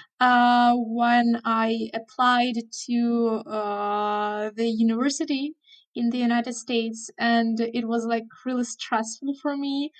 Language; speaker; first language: English; non-native, fluent; Ukrainian